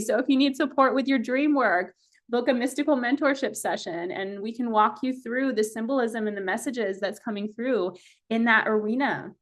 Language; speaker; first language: English; native; English